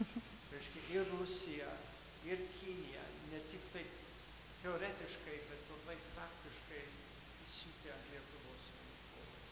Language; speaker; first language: Lithuanian; early bilingual, heritage; Lithuanian